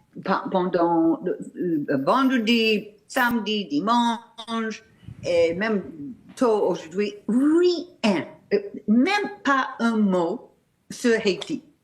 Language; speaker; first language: French; non-native, fluent; English